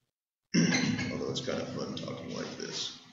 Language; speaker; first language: English; native; English